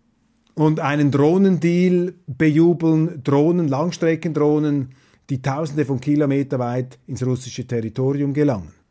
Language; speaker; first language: German; non-native, local second language; Swiss German